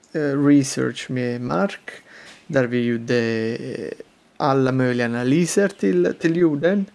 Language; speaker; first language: Swedish; non-native, fluent; Italian